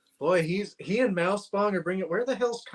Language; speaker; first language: English; native; English